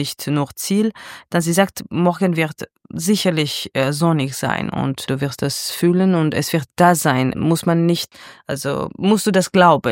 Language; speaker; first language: German; non-native, fluent; Georgian